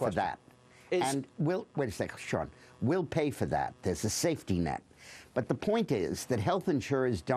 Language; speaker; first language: English; native; English